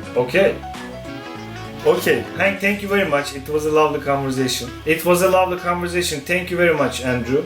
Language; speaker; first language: English; non-native, fluent; Turkish